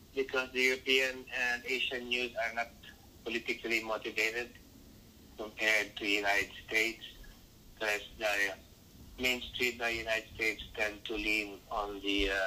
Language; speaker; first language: English; non-native, local second language; Filipino